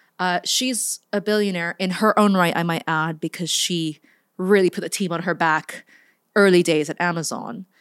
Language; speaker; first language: English; native; English